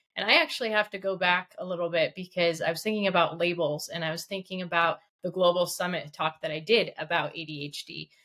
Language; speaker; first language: English; early bilingual, other home language; Russian